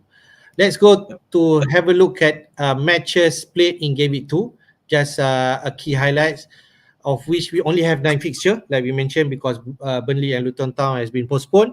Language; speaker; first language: English; non-native, local second language; Malay